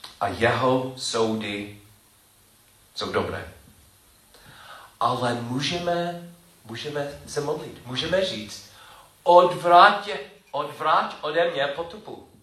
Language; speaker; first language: Czech; non-native, learner; English